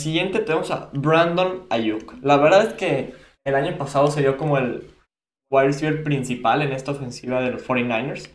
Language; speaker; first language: Spanish; native; Spanish